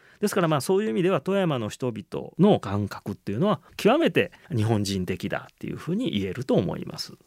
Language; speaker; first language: Japanese; native; Japanese